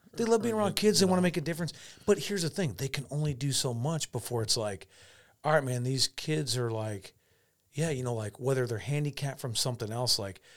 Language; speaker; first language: English; native; English